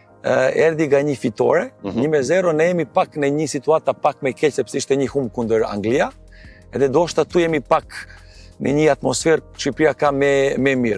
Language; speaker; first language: Albanian; non-native, learner; Serbian